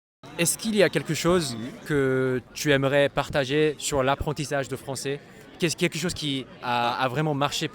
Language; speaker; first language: French; non-native, fluent; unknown